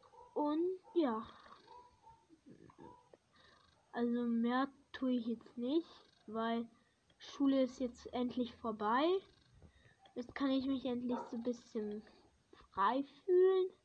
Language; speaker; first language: German; early bilingual, other home language; Hungarian